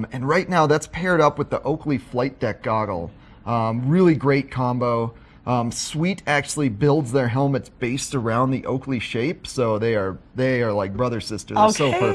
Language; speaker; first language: English; native; English